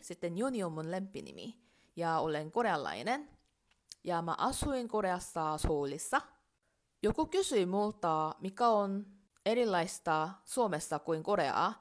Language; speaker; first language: Finnish; non-native, learner; Korean